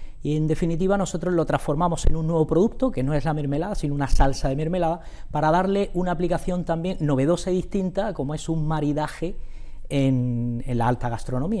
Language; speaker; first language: Spanish; native; Spanish